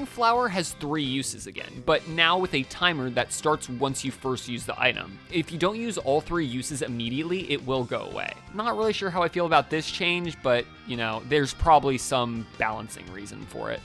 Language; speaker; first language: English; native; English